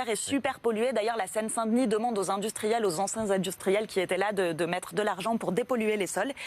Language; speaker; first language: French; native; French